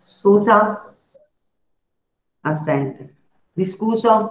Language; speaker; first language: Italian; native; Italian